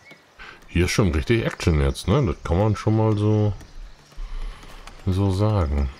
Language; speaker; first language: German; native; German